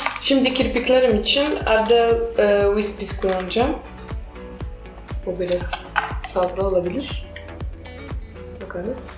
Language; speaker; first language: Turkish; non-native, fluent; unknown